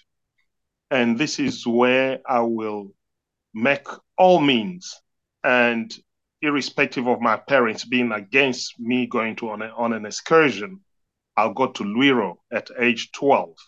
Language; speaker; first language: English; non-native, fluent; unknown